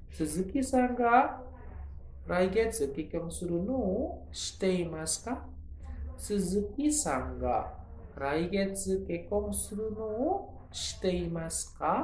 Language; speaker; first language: Japanese; non-native, fluent; Indonesian